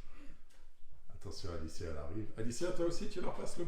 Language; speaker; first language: French; native; French